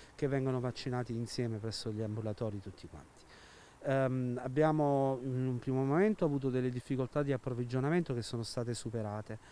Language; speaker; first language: Italian; native; Italian